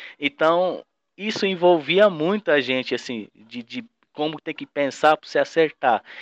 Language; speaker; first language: Portuguese; non-native, local second language; Guarani